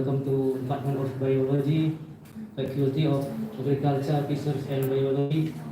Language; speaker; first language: English; non-native, learner; Indonesian